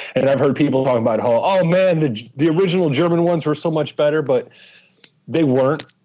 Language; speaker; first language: English; native; English